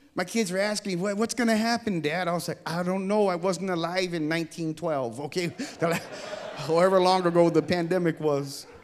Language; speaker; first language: English; native; English